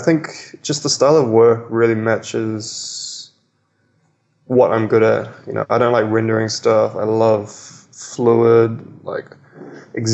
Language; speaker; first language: English; native; English